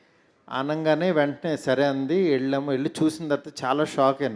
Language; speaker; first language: Telugu; native; Telugu